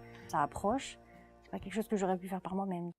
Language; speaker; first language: French; native; French